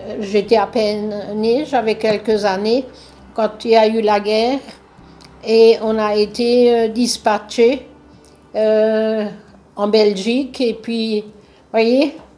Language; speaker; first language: French; non-native, local second language; Swiss German